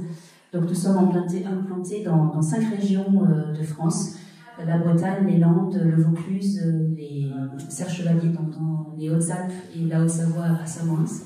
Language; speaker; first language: French; native; French